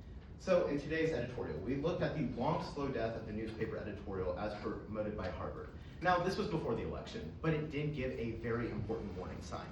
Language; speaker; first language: English; native; English